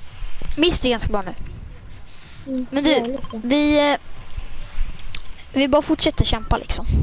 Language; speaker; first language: Swedish; native; Swedish